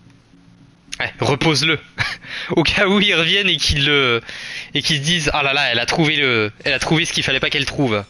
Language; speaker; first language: French; native; French